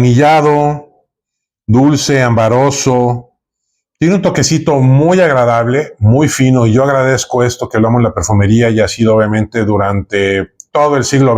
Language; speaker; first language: Spanish; native; Spanish